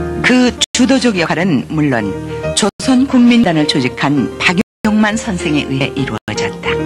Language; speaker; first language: Korean; native; Korean